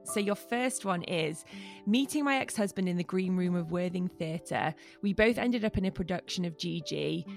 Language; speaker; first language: English; native; English